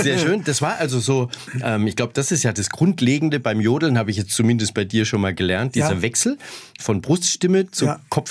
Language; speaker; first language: German; native; German